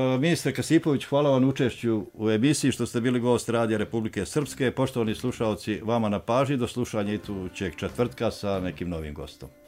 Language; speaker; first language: Serbian; native; Serbian